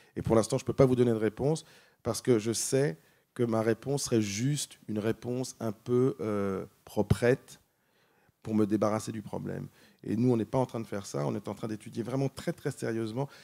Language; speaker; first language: French; native; French